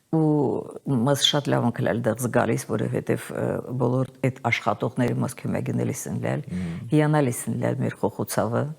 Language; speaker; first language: Armenian; native; Armenian